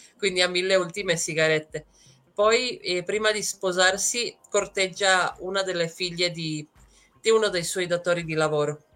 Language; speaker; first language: Italian; native; Italian